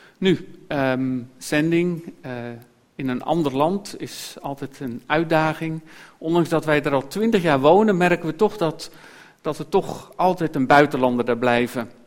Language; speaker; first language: Dutch; native; Dutch